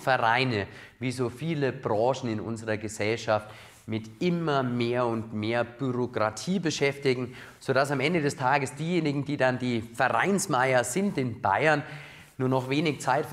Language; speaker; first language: German; native; German